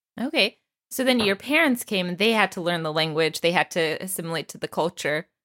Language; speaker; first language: English; early bilingual, other home language; Persian